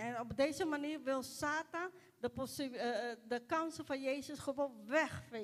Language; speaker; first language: Dutch; non-native, local second language; Papiamento